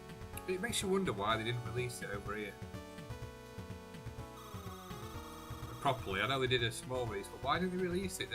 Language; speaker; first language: English; native; English